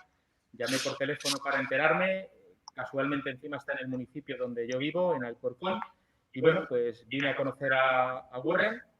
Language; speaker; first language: Spanish; native; Spanish